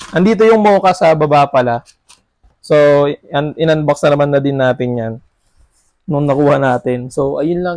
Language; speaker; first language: Filipino; native; Filipino